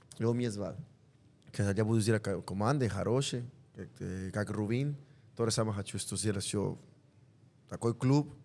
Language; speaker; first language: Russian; non-native, learner; Spanish